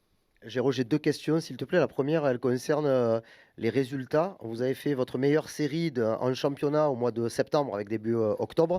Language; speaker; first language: French; native; French